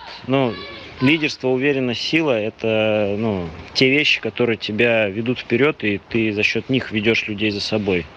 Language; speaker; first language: Russian; native; Russian